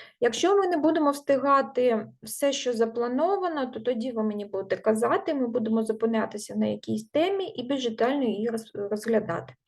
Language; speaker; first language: Ukrainian; non-native, local second language; Russian